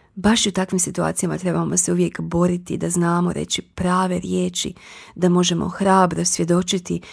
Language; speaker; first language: Croatian; native; Croatian